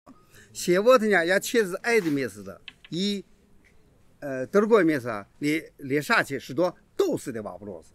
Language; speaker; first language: Russian; non-native, learner; Chinese